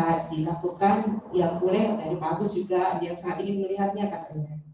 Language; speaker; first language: Indonesian; non-native, fluent; Japanese